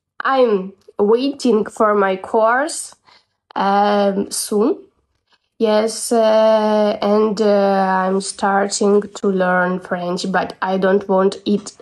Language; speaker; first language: English; non-native, learner; Russian